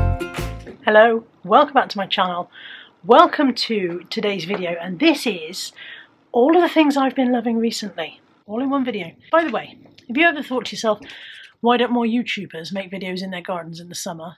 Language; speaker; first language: English; native; English